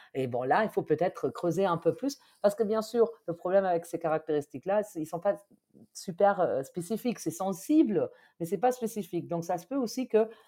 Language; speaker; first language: French; non-native, fluent; German